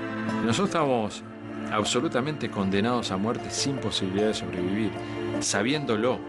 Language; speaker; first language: Spanish; native; Spanish